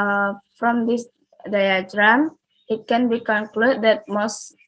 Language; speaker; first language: English; non-native, learner; Indonesian